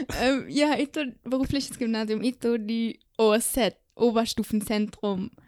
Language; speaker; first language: Indonesian; early bilingual, other home language; German